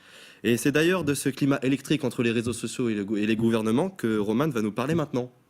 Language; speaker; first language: French; native; French